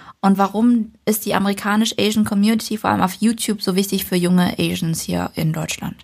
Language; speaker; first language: German; early bilingual, other home language; Vietnamese